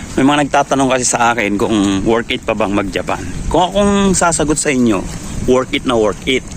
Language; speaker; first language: Filipino; native; Filipino